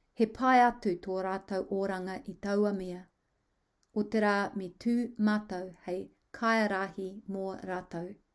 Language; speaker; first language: Māori; non-native, local second language; English